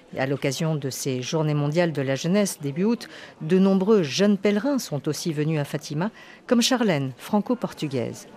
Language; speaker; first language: French; native; French